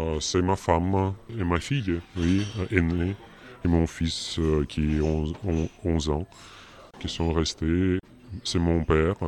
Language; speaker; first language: French; non-native, fluent; Russian